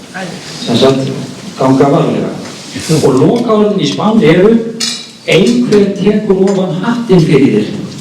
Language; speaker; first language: Icelandic; native; Icelandic